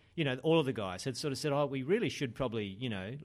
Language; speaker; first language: English; native; English